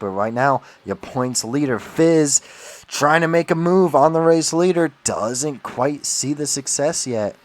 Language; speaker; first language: English; native; English